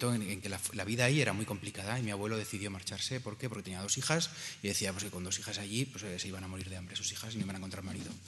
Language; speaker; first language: Spanish; native; Spanish